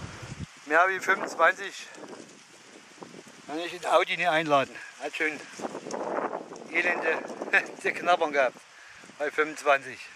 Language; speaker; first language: German; native; German